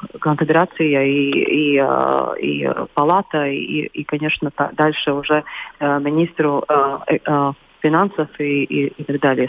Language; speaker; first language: Russian; non-native, local second language; Latvian